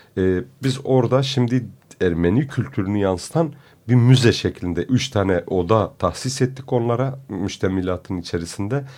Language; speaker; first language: Turkish; non-native, local second language; Kurdish